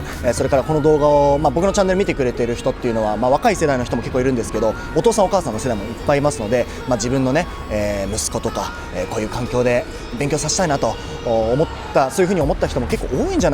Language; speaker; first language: Japanese; native; Japanese